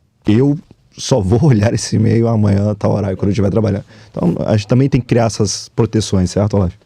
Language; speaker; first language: Portuguese; native; Portuguese